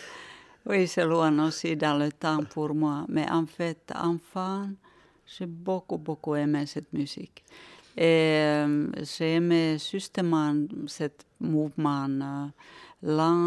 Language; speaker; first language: French; non-native, fluent; Finnish